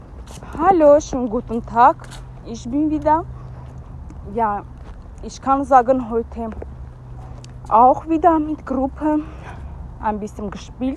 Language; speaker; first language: German; non-native, learner; Turkish